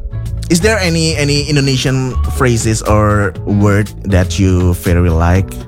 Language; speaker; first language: English; non-native, learner; Indonesian